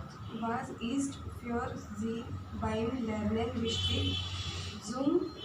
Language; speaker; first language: German; non-native, learner; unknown